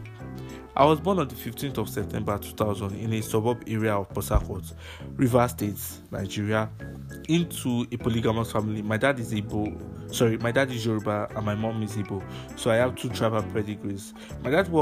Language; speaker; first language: English; non-native, local second language; Yoruba